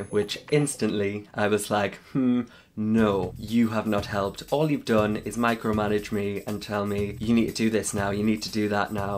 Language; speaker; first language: English; native; English